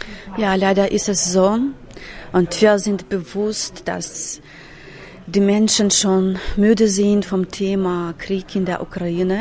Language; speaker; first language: German; non-native, fluent; Ukrainian